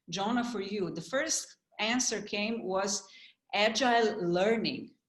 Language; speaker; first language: English; non-native, fluent; Slovenian